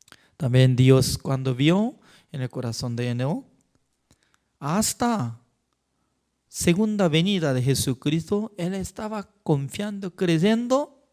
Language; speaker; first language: Spanish; non-native, learner; Korean